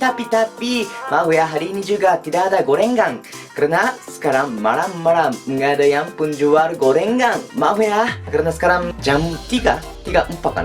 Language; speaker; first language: Indonesian; non-native, learner; Japanese